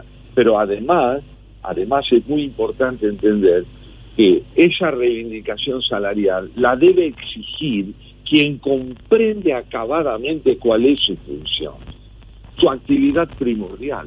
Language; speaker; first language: Spanish; native; Spanish